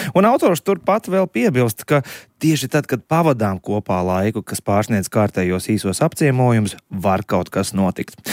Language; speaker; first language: Latvian; native; Latvian